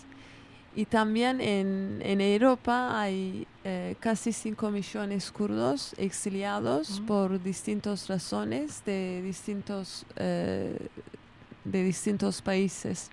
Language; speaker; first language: Spanish; non-native, fluent; Kurdish